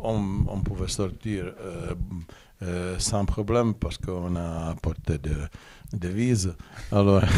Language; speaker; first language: French; non-native, learner; Czech